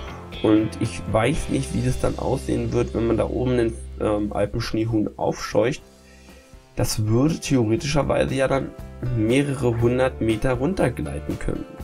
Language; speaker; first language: German; native; German